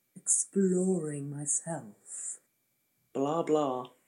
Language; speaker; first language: English; non-native, fluent; Swedish